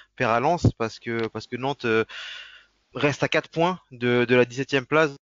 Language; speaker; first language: French; native; French